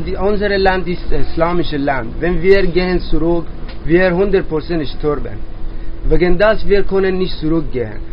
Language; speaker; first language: German; non-native, learner; Persian